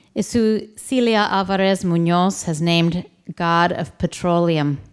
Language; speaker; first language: English; early bilingual, other home language; Spanish